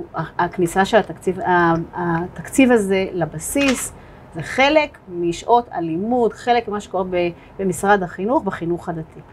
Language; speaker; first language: Hebrew; native; Hebrew